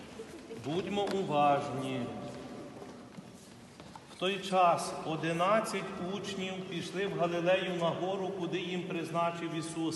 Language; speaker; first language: Ukrainian; native; Ukrainian